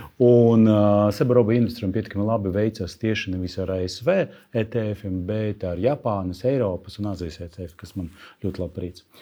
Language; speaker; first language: Latvian; non-native, local second language; Russian